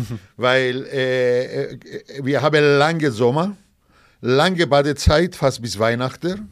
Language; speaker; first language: German; non-native, fluent; Greek